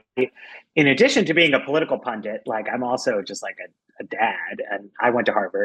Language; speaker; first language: English; native; English